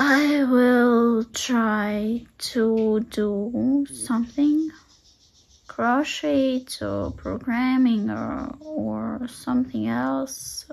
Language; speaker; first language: English; non-native, learner; Russian